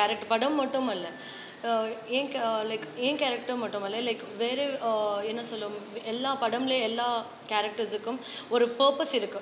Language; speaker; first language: Tamil; non-native, learner; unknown